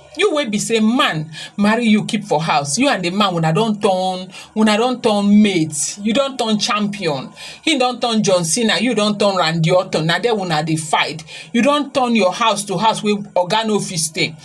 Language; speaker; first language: Nigerian Pidgin; native; Nigerian Pidgin